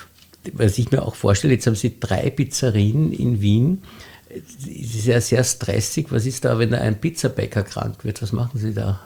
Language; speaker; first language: German; native; German